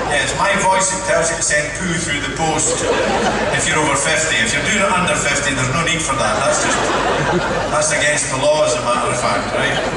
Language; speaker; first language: English; native; English